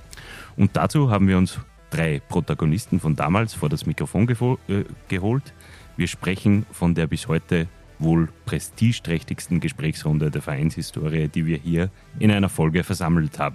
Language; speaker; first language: German; native; German